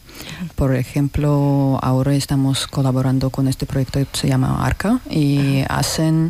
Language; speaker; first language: Spanish; non-native, learner; Russian